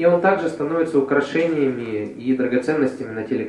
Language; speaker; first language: Russian; native; Russian